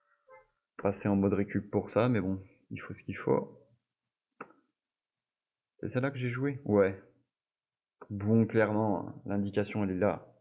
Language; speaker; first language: French; native; French